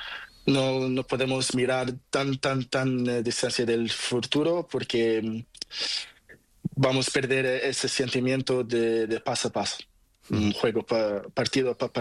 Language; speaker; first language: Spanish; non-native, learner; Portuguese